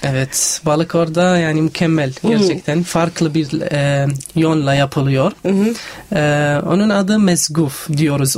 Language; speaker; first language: Turkish; non-native, learner; Arabic